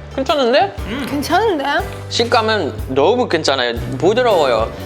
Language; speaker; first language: Korean; non-native, fluent; Dutch